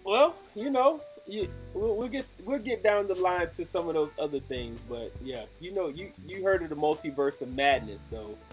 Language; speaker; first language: English; native; English